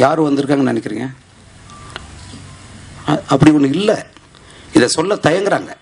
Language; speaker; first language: Tamil; native; Tamil